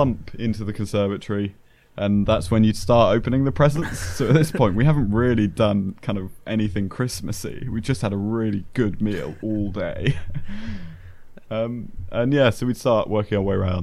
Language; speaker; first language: English; native; English